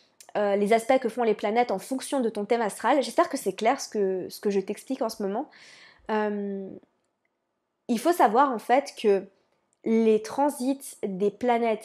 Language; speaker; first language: French; native; French